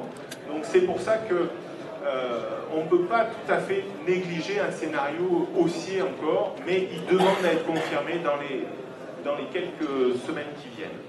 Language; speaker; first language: French; native; French